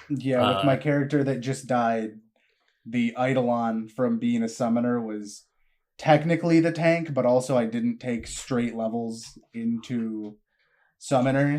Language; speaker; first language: English; native; English